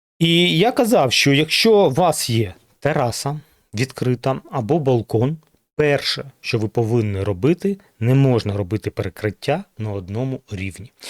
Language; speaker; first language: Ukrainian; non-native, local second language; Russian